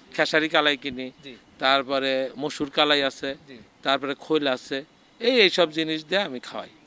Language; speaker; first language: Bangla; native; Bangla